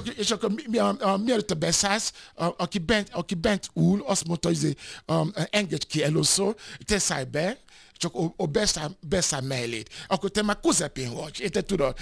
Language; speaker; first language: Hungarian; non-native, learner; Yoruba